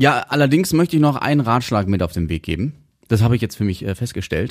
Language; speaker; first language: German; native; German